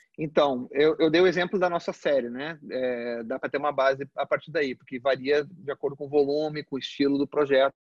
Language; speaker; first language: Portuguese; early bilingual, other home language; Spanish